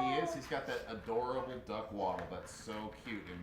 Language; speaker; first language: English; native; English